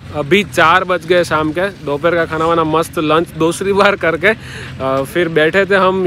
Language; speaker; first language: Hindi; non-native, local second language; Gujarati